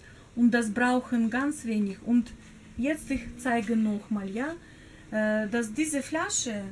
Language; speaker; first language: German; non-native, learner; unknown